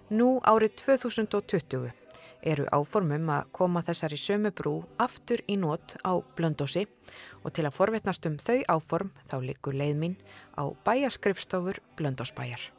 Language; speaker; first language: Icelandic; native; Icelandic